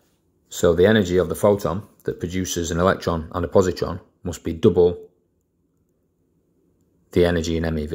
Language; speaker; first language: English; native; English